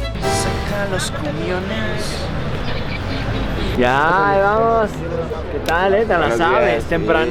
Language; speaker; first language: Spanish; native; Spanish